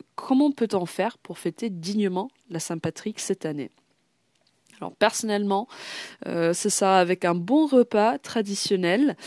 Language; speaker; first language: French; non-native, fluent; English